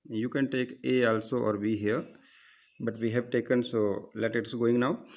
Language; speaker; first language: English; non-native, local second language; Punjabi